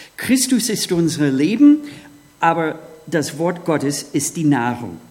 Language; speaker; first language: German; non-native, fluent; English